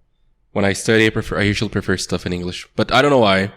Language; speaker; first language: English; non-native, fluent; Portuguese